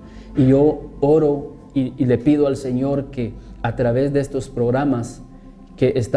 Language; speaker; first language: Spanish; native; Spanish